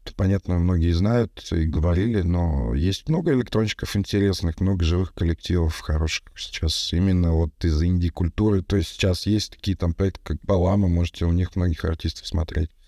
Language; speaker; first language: Russian; native; Russian